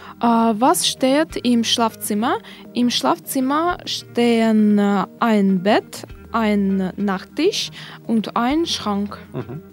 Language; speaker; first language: German; non-native, learner; Russian